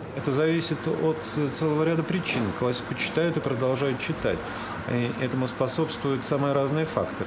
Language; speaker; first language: Russian; native; Russian